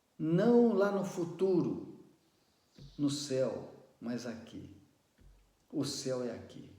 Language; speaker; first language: Portuguese; native; Portuguese